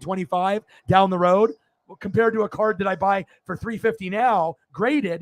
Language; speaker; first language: English; native; English